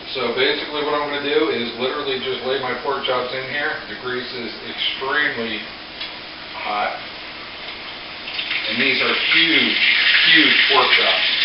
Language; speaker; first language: English; native; English